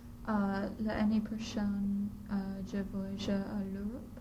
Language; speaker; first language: French; non-native, learner; English